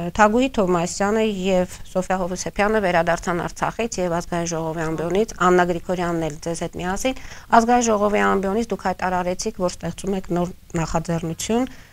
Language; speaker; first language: Armenian; native; Armenian